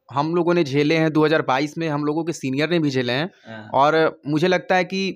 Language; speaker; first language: Hindi; native; Hindi